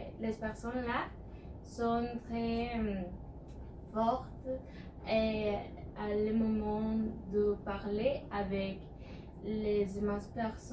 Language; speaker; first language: French; non-native, learner; Spanish